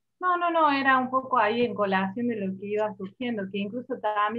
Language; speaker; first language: Spanish; native; Spanish